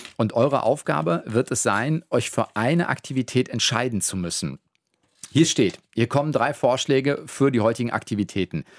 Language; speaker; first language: German; native; German